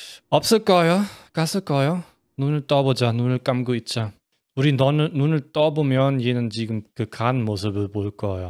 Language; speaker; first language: Korean; non-native, fluent; German